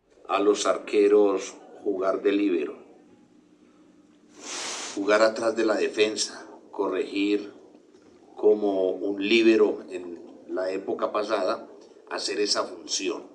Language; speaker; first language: Spanish; native; Spanish